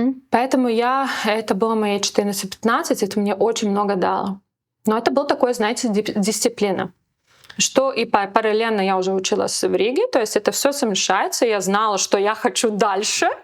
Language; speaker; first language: Russian; non-native, local second language; Latvian